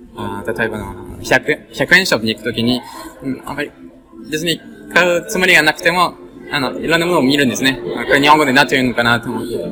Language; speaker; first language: Japanese; non-native, fluent; French